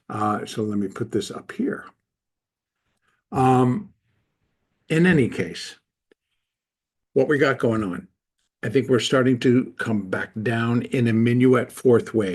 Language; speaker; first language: English; native; English